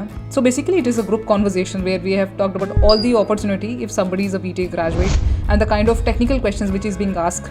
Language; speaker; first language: English; non-native, local second language; Hindi